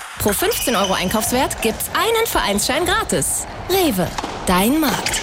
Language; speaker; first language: German; native; German